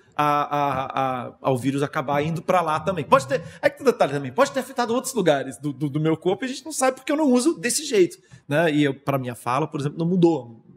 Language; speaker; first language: Portuguese; non-native, fluent; German